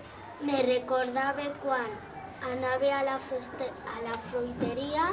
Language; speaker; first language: Catalan; early bilingual, other home language; Arabic